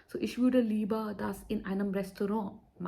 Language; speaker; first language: German; non-native, fluent; Hindi